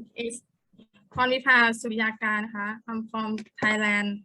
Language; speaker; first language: English; non-native, learner; Thai